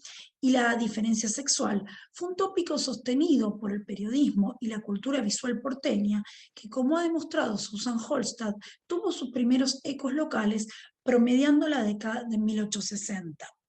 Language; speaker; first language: Spanish; native; Spanish